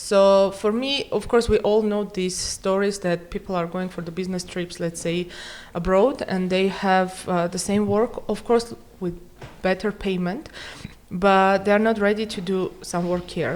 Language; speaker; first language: English; non-native, fluent; Armenian